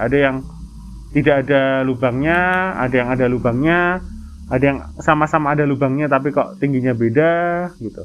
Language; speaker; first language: Indonesian; native; Indonesian